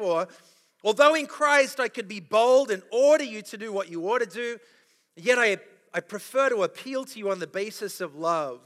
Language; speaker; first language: English; native; English